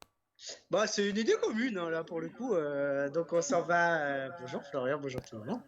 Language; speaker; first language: French; native; French